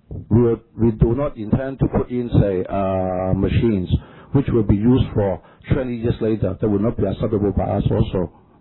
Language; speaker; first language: English; non-native, local second language; Cantonese